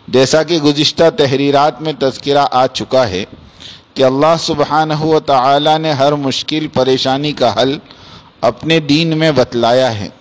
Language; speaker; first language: Urdu; native; Urdu